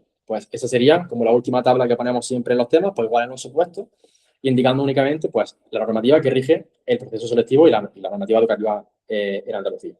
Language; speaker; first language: Spanish; native; Spanish